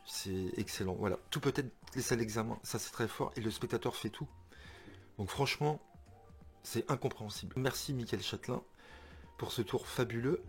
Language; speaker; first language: French; native; French